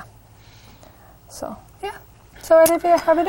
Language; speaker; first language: Swedish; non-native, fluent; English